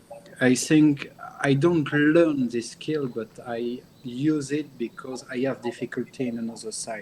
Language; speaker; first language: English; non-native, learner; French